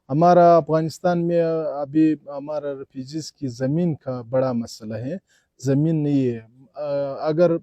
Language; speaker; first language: Hindi; non-native, fluent; Pashto